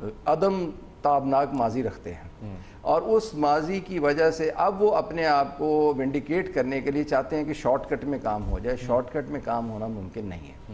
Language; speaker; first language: Urdu; native; Urdu